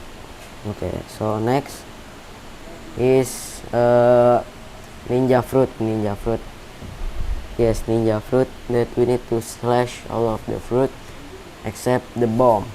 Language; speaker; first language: English; non-native, learner; Indonesian